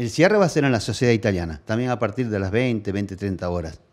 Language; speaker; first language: Spanish; native; Spanish